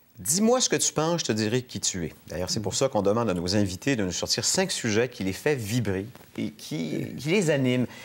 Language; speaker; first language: French; native; French